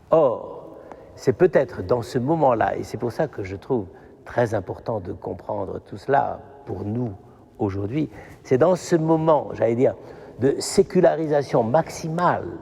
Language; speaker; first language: French; native; French